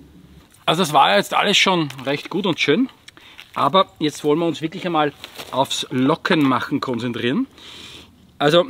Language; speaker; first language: German; native; German